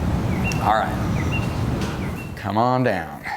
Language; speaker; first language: English; native; English